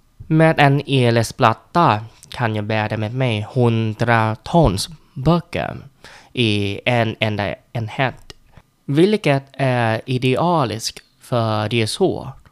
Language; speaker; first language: Swedish; non-native, learner; Vietnamese